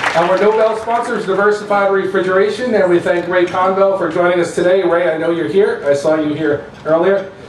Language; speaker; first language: English; native; English